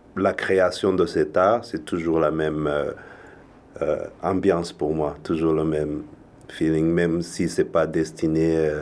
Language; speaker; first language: French; non-native, local second language; Kinyarwanda